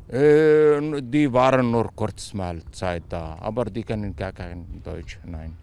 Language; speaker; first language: German; non-native, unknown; Arabic